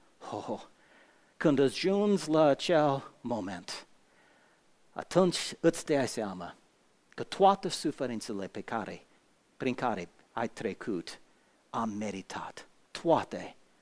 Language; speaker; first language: Romanian; non-native, fluent; English